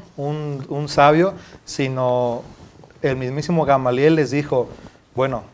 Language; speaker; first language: Spanish; native; Spanish